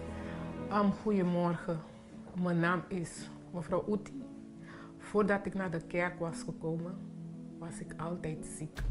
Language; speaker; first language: Dutch; non-native, local second language; Papiamento